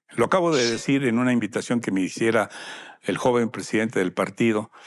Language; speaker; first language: Spanish; native; Spanish